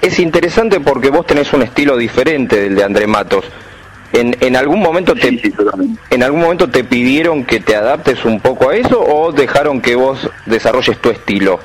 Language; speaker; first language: Spanish; native; Spanish